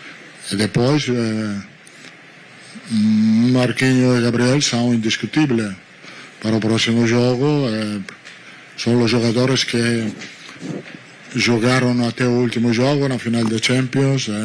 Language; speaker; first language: Portuguese; non-native, learner; Italian